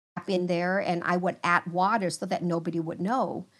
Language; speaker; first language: English; early bilingual, other home language; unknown